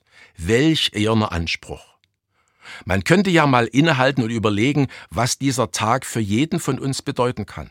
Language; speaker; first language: German; native; German